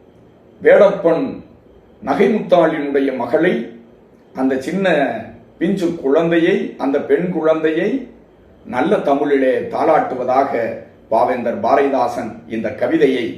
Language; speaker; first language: Tamil; native; Tamil